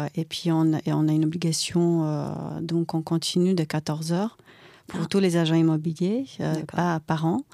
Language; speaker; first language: French; non-native, fluent; Croatian